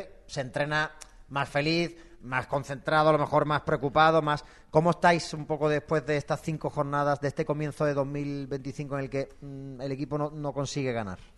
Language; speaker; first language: Spanish; native; Spanish